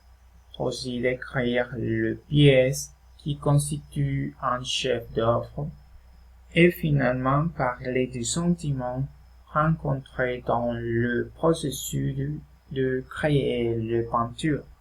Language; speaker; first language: French; non-native, fluent; Spanish